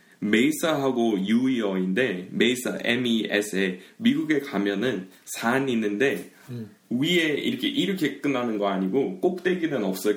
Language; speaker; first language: Korean; non-native, fluent; English